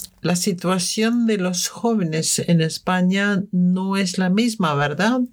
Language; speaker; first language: Spanish; non-native, fluent; Norwegian